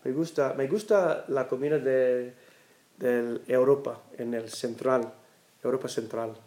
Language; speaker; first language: Spanish; non-native, learner; English